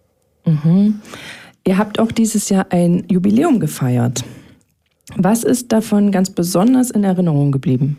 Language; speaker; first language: German; native; German